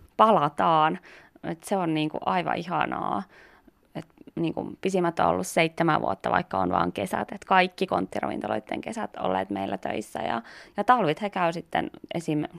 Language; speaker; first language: Finnish; native; Finnish